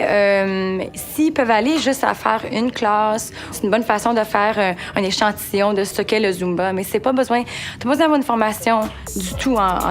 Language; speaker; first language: French; native; French